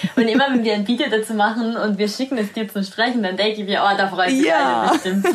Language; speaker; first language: German; non-native, fluent; Italian